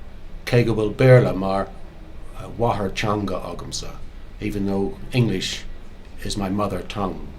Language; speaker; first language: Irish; non-native, local second language; English